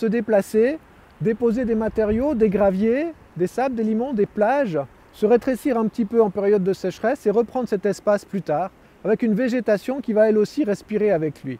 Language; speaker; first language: French; native; French